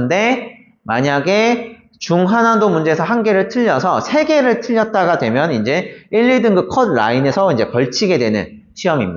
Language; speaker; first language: Korean; native; Korean